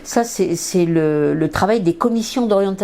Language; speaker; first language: French; native; French